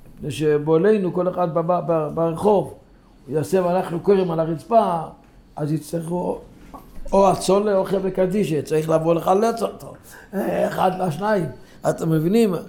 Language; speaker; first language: Hebrew; non-native, local second language; Yiddish